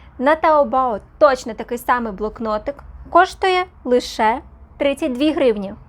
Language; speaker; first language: Ukrainian; non-native, local second language; Russian